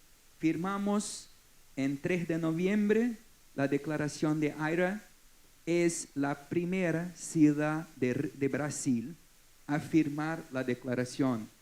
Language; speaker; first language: Spanish; non-native, fluent; Portuguese